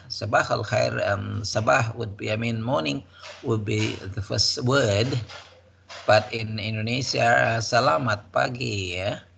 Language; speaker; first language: English; non-native, fluent; Indonesian